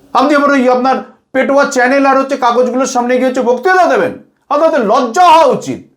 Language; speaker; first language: Bangla; native; Bangla